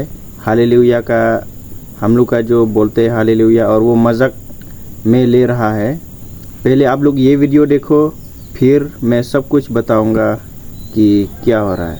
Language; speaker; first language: Hindi; non-native, local second language; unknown